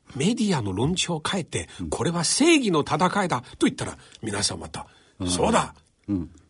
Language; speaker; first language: Japanese; non-native, fluent; Chinese